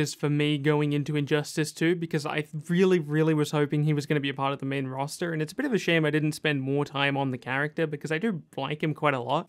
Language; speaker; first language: English; native; English